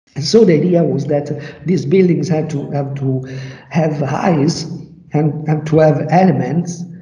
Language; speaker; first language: English; non-native, learner; Italian